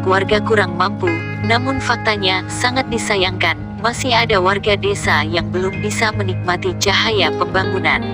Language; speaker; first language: Indonesian; native; Indonesian